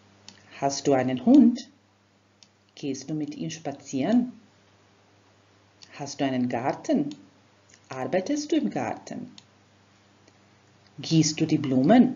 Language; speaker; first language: German; non-native, fluent; Croatian